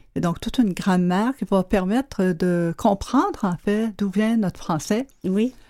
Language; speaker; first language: French; native; French